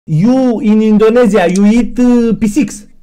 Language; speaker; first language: English; non-native, learner; Romanian